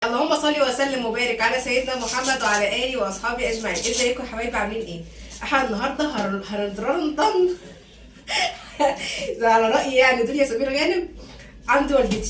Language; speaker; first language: Arabic; native; Arabic